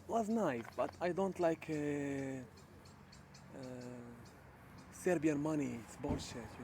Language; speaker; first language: English; non-native, learner; Arabic